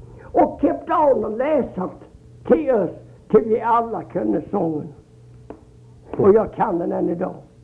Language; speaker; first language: Swedish; early bilingual, heritage; Swedish